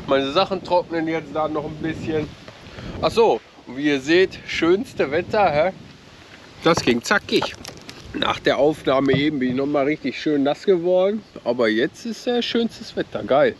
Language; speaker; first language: German; native; German